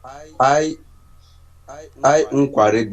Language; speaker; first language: Spanish; non-native, learner; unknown